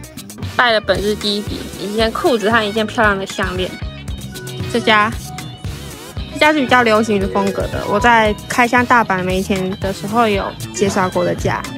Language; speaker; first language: Chinese; native; Chinese